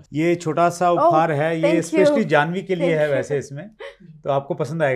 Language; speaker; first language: Hindi; native; Hindi